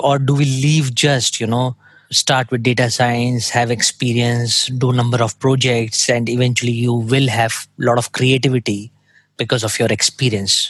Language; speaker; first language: English; non-native, local second language; Hindi